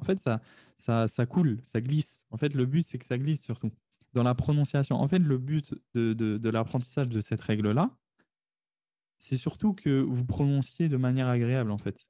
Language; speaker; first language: French; native; French